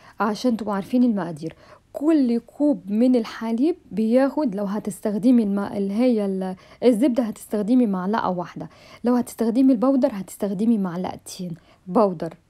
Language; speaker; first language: Arabic; native; Arabic